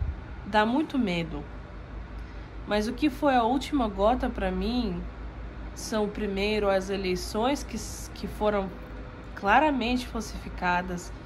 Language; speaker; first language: Portuguese; non-native, fluent; Russian